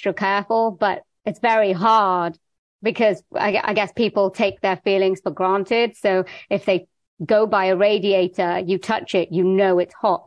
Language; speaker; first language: English; native; English